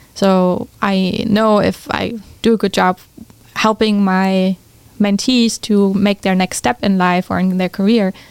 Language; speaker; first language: English; non-native, fluent; German